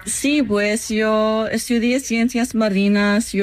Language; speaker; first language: Spanish; non-native, learner; English